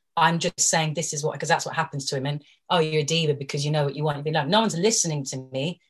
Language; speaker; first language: English; native; English